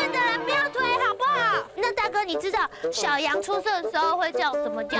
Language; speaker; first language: Chinese; native; Chinese